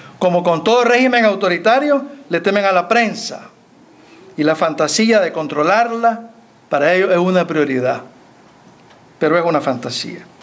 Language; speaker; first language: Spanish; native; Spanish